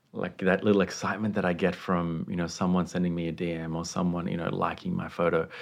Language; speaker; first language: English; non-native, local second language; Sinhala